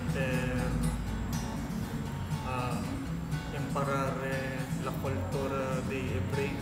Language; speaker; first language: Italian; non-native, learner; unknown